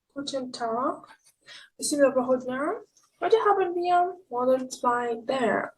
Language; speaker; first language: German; non-native, fluent; Ukrainian